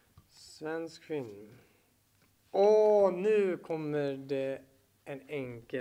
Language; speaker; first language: Swedish; native; Swedish